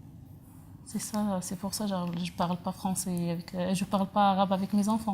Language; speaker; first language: French; non-native, learner; Arabic